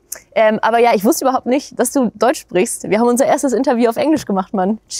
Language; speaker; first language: German; native; German